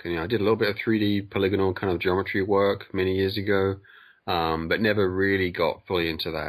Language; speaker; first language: English; native; English